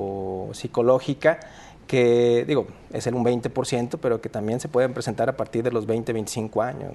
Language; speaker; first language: Spanish; native; Spanish